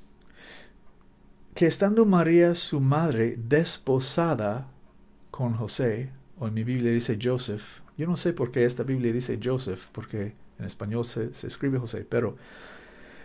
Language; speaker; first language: Spanish; non-native, learner; English